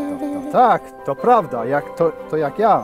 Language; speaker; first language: Polish; non-native, learner; English